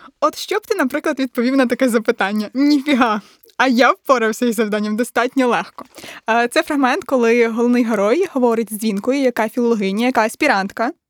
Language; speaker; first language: Ukrainian; native; Ukrainian